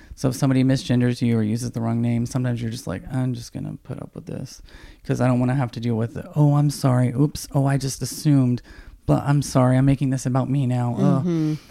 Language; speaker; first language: English; native; English